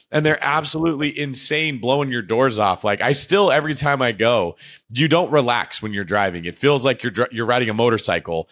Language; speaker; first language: English; native; English